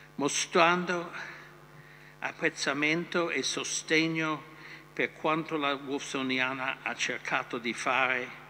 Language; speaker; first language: Italian; non-native, fluent; English